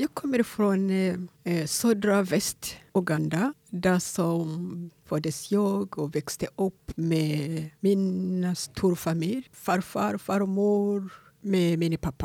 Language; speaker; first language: Swedish; non-native, fluent; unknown